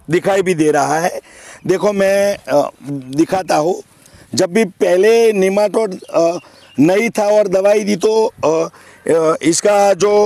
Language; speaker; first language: Hindi; non-native, local second language; Gujarati